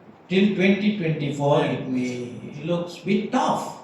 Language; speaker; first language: English; non-native, local second language; Tamil